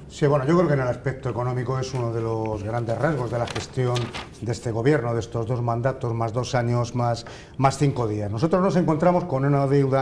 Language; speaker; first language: Spanish; native; Spanish